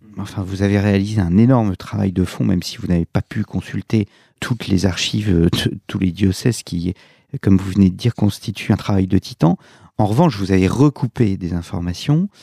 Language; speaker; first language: French; native; French